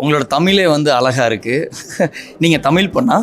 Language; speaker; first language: Tamil; native; Tamil